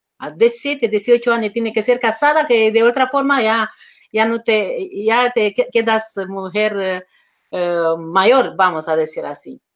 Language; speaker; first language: Spanish; non-native, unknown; Romanian